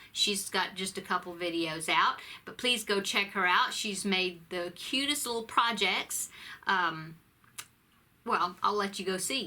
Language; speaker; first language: English; native; English